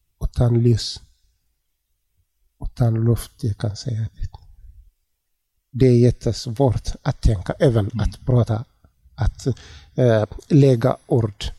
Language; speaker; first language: Swedish; non-native, learner; Tigrinya